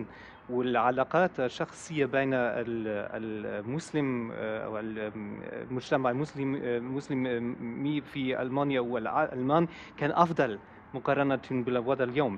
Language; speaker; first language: Arabic; non-native, fluent; German